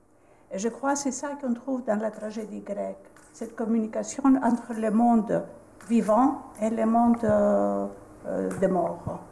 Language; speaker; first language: French; non-native, fluent; Greek